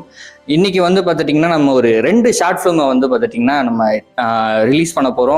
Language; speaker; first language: Tamil; native; Tamil